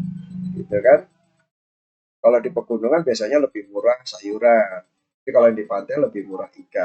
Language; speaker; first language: Indonesian; native; Indonesian